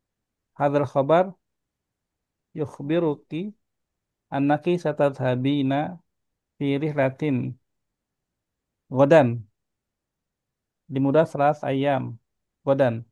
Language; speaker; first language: Arabic; non-native, fluent; Indonesian